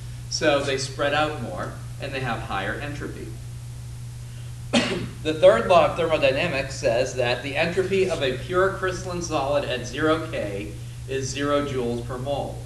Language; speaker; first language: English; native; English